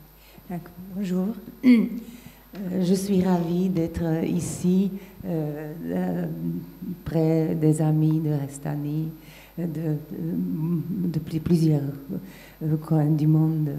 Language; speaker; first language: French; non-native, fluent; Slovak